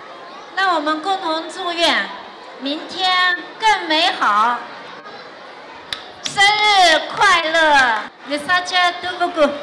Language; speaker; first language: Chinese; native; Chinese